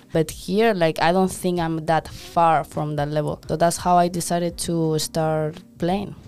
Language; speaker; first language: English; non-native, fluent; Spanish